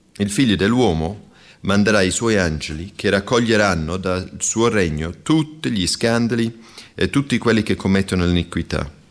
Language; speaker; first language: Italian; non-native, fluent; English